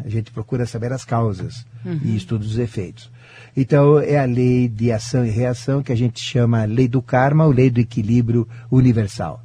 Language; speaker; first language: Portuguese; native; Portuguese